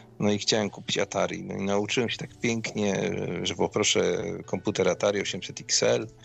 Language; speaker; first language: Polish; native; Polish